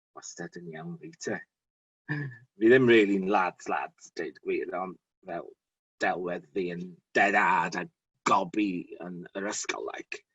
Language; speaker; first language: Welsh; native; Welsh